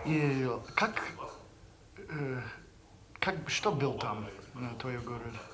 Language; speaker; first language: Russian; non-native, learner; English